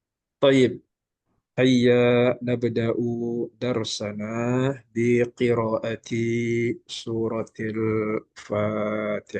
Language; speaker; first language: Arabic; non-native, fluent; Malay